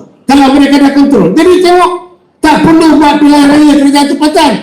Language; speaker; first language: Malay; native; Malay